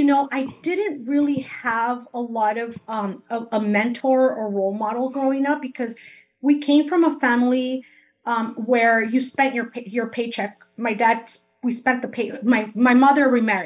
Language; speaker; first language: English; early bilingual, other home language; Spanish